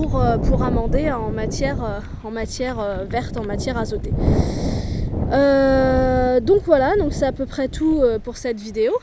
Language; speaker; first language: French; native; French